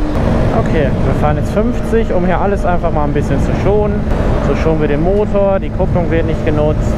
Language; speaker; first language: German; native; German